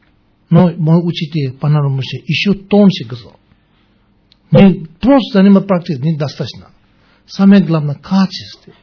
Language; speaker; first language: Russian; non-native, learner; Tibetan